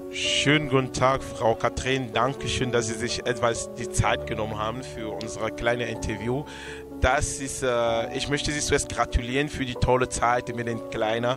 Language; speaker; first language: German; non-native, learner; French